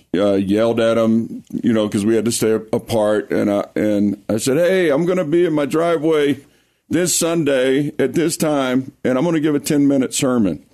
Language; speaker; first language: English; native; English